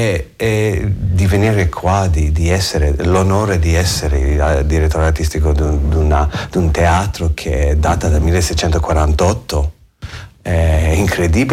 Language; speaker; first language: Italian; non-native, learner; English